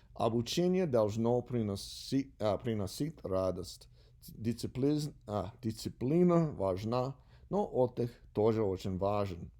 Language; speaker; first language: Russian; non-native, learner; English